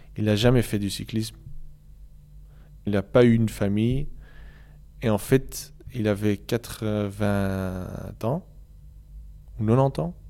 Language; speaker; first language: French; non-native, local second language; Dutch